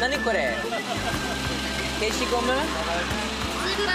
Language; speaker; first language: English; native; English